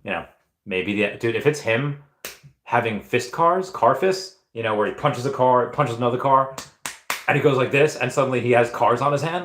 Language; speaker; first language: English; native; English